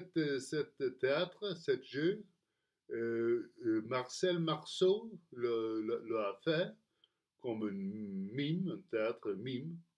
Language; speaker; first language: French; non-native, fluent; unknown